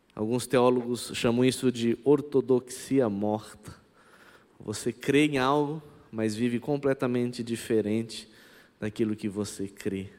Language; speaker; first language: Portuguese; non-native, local second language; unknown